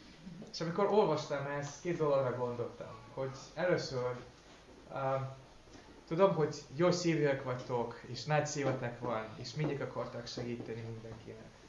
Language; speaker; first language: Hungarian; non-native, fluent; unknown